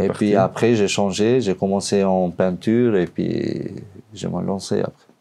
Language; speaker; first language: French; non-native, learner; Albanian